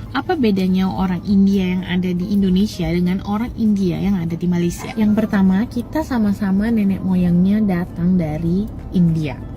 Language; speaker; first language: Indonesian; native; Indonesian